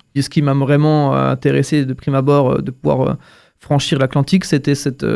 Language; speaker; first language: French; native; French